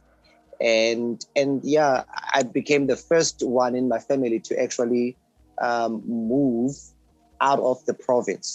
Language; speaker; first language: English; non-native, local second language; Xhosa